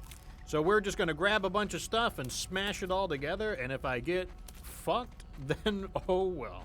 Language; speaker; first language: English; native; English